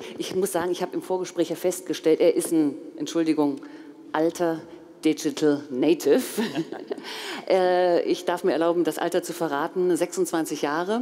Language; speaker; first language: German; native; German